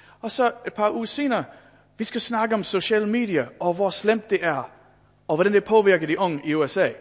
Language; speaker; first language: Danish; non-native, fluent; English